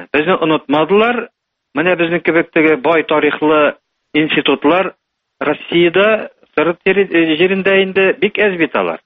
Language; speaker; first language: Tatar; native; Tatar